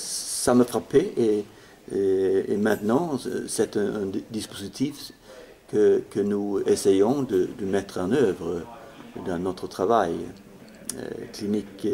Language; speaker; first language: French; non-native, fluent; Swedish